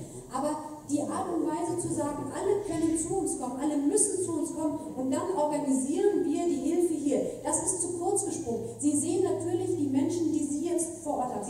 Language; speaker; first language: German; native; German